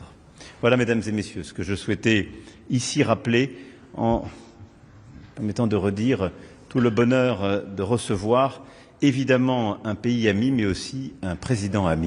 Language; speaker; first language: French; native; French